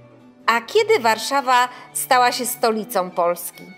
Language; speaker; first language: Polish; early bilingual, heritage; Polish